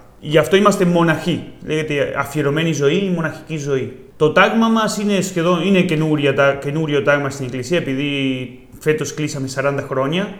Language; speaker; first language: Greek; non-native, fluent; Spanish